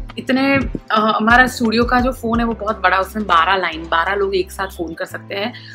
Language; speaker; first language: Hindi; non-native, local second language; Gujarati